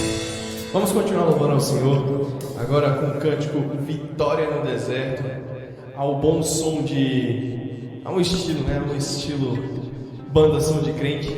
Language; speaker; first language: Portuguese; native; Portuguese